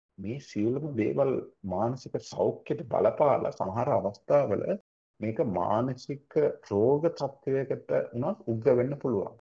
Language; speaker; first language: Sinhala; native; Sinhala